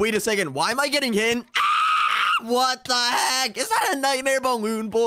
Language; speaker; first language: English; native; English